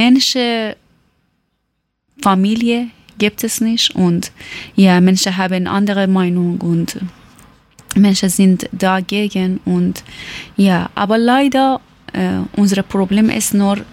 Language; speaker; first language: German; non-native, learner; Persian